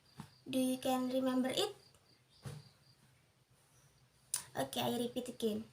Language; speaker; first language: English; non-native, learner; Indonesian